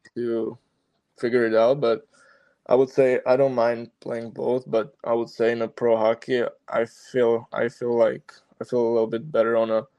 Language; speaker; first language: English; non-native, fluent; Slovak